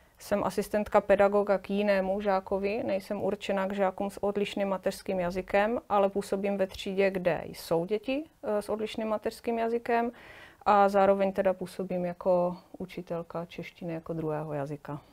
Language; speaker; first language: Czech; native; Czech